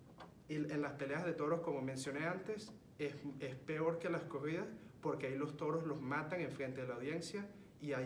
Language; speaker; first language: Spanish; early bilingual, heritage; Spanish